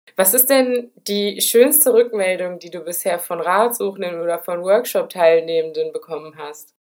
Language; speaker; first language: German; native; German